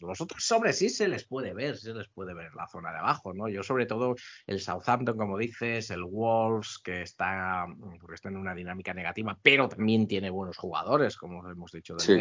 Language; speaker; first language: Spanish; native; Spanish